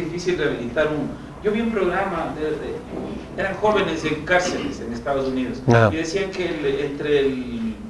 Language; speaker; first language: Spanish; native; Spanish